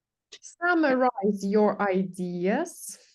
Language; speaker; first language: English; non-native, fluent; Ukrainian